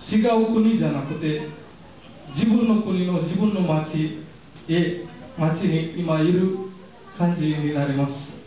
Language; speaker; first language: Japanese; non-native, fluent; Marathi